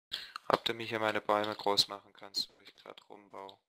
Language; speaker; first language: German; native; German